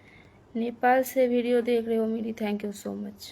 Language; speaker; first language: Hindi; non-native, local second language; Bangla